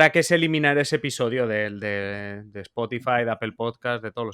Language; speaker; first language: Spanish; native; Spanish